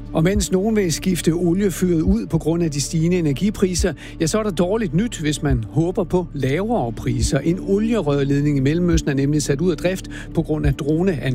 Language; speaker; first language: Danish; native; Danish